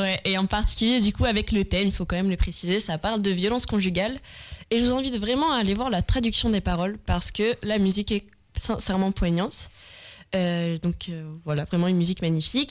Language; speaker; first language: French; native; French